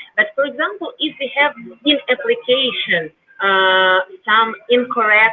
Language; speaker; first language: English; non-native, learner; Ukrainian